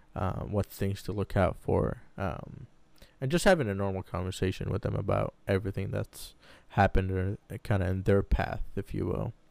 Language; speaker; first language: English; early bilingual, other home language; Arabic